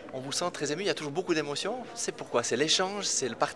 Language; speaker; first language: French; native; French